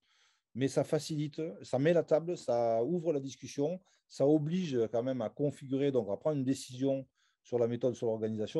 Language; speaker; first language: French; native; French